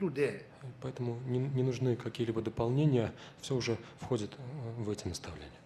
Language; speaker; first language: Russian; native; Russian